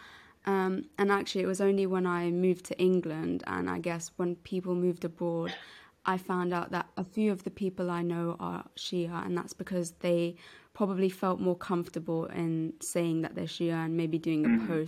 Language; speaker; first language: English; non-native, local second language; Urdu